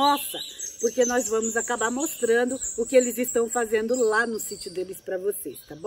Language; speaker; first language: Portuguese; native; Portuguese